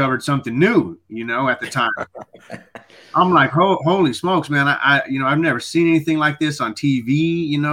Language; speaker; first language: English; native; English